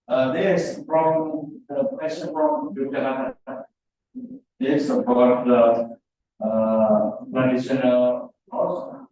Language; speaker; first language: English; non-native, learner; Indonesian